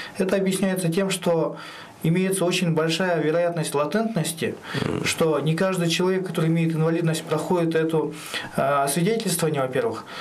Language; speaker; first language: Russian; non-native, local second language; Kyrgyz